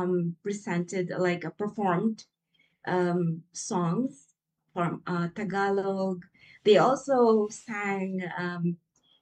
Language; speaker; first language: English; non-native, local second language; Cebuano